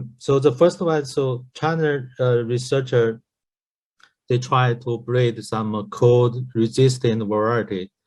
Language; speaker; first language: English; non-native, learner; Chinese